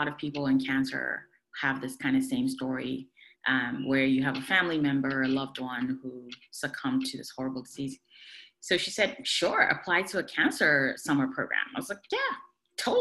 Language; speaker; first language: English; non-native, local second language; Akan